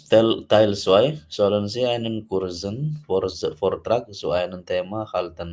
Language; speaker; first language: German; non-native, learner; Indonesian